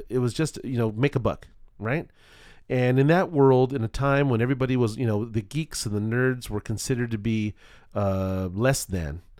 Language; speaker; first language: English; native; English